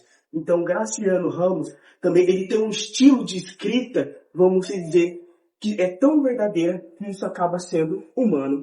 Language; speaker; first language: Portuguese; native; Portuguese